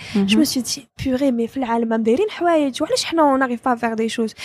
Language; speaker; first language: French; non-native, local second language; Arabic